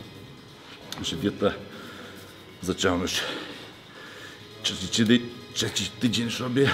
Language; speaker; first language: Polish; non-native, fluent; Lithuanian